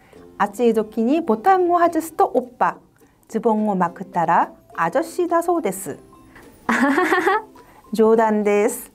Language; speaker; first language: Japanese; non-native, fluent; Korean